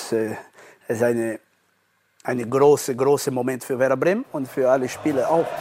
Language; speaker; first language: German; non-native, learner; Portuguese